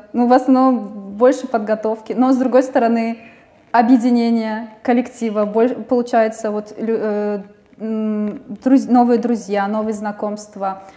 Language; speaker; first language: Russian; native; Russian